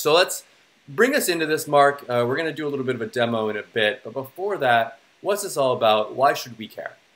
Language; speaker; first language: English; native; English